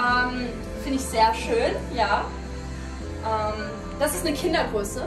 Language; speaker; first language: German; non-native, learner; English